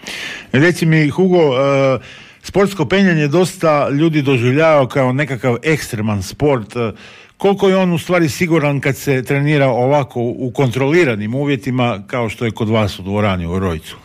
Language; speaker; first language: Serbian; native; Serbian